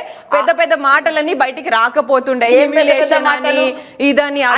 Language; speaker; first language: Telugu; native; Telugu